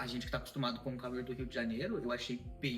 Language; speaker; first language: Portuguese; native; Portuguese